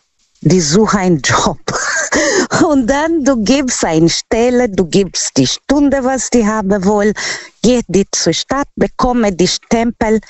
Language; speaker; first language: German; non-native, fluent; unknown